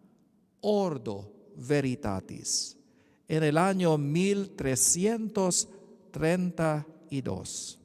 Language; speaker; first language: Spanish; non-native, learner; Filipino